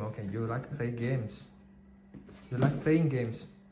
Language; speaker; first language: English; non-native, fluent; Chinese